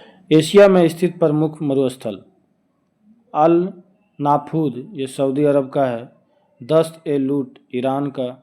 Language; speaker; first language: Hindi; native; Hindi